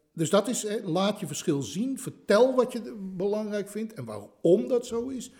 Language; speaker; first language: Dutch; native; Dutch